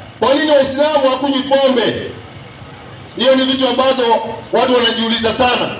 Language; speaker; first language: Swahili; non-native, local second language; Kikuyu